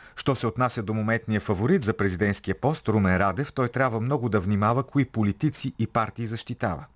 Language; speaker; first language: Bulgarian; native; Bulgarian